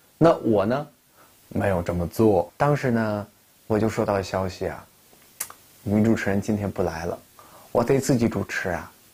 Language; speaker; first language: Chinese; non-native, fluent; Russian